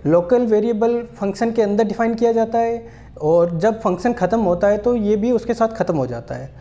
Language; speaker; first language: Hindi; native; Hindi